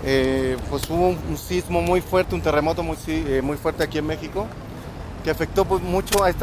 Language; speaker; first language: Spanish; native; Spanish